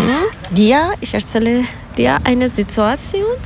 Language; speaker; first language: German; non-native, learner; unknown